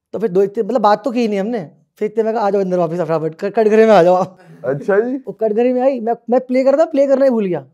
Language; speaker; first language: Hindi; native; Hindi